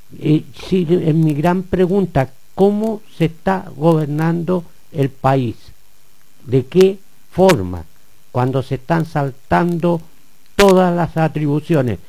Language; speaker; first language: Spanish; native; Spanish